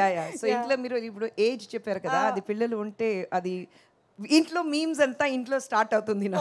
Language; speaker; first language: Telugu; non-native, local second language; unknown